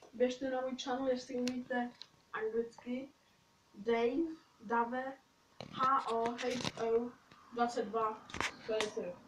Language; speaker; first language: Czech; early bilingual, heritage; Czech